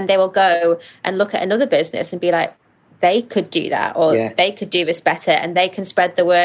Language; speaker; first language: English; native; English